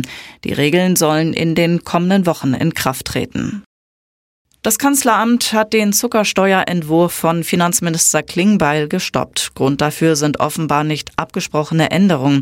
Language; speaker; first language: German; native; German